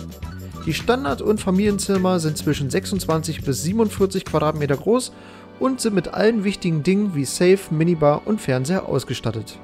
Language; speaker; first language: German; native; German